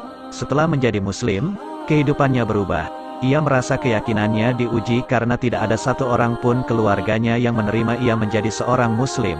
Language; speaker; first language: Indonesian; native; Indonesian